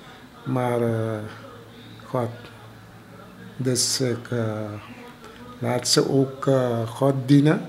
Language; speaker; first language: Dutch; non-native, local second language; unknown